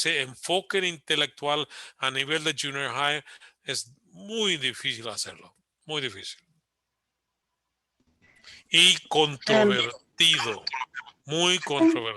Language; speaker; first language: Spanish; early bilingual, heritage; Spanish